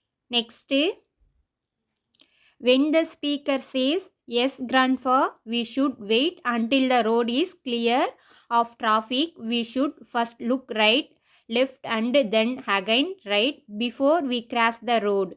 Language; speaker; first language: English; non-native, local second language; Tamil